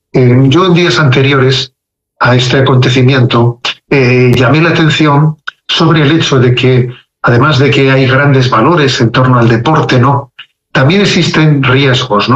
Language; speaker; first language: Spanish; native; Spanish